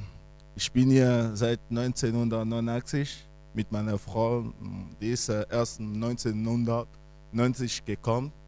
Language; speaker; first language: German; non-native, fluent; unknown